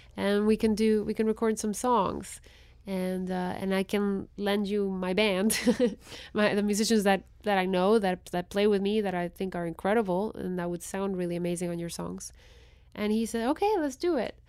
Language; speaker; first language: English; non-native, fluent; Spanish